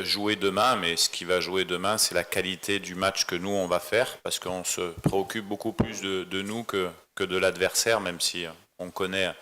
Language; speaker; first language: French; native; French